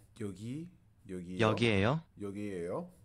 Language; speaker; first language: Korean; non-native, learner; English